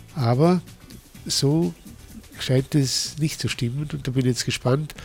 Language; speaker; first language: German; native; German